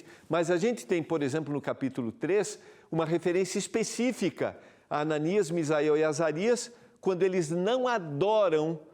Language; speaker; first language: Portuguese; native; Portuguese